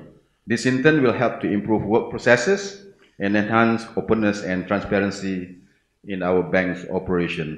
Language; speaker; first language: English; non-native, local second language; Malay